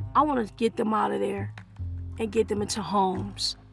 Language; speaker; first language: English; early bilingual, other home language; Yoruba